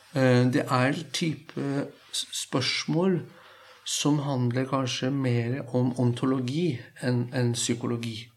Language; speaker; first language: Norwegian; non-native, fluent; Persian